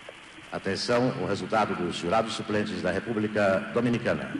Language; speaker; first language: Portuguese; native; Portuguese